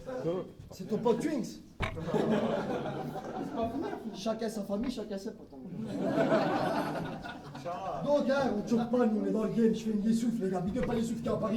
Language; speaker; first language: French; native; French